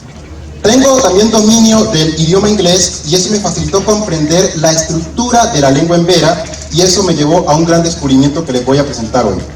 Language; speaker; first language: Spanish; native; Spanish